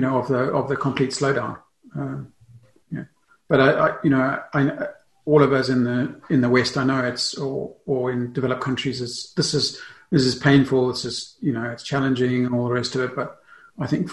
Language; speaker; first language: English; native; English